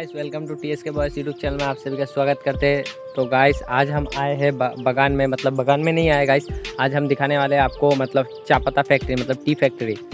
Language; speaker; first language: Hindi; non-native, local second language; Bangla